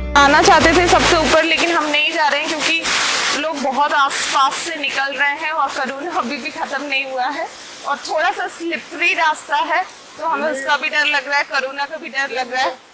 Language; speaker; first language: Hindi; native; Hindi